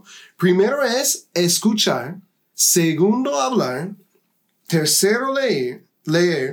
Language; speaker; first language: Spanish; non-native, fluent; English